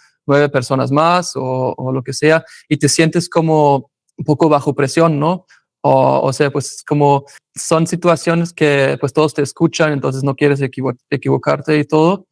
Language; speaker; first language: Spanish; non-native, fluent; German